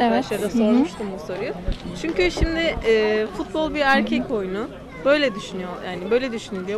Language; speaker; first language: Turkish; native; Turkish